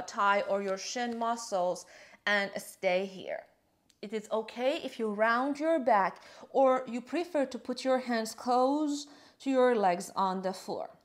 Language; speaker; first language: English; non-native, fluent; Persian